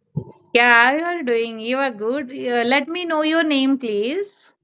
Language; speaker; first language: English; non-native, learner; Hindi